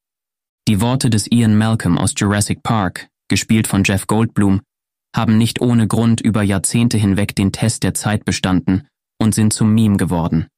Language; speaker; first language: German; native; German